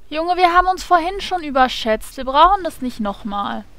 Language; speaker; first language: German; native; German